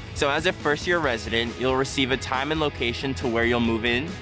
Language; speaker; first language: English; native; English